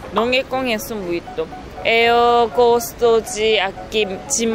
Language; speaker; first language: Portuguese; non-native, learner; Korean